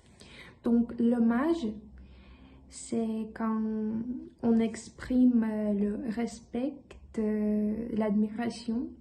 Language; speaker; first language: French; non-native, learner; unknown